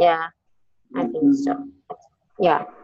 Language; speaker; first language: English; non-native, learner; Vietnamese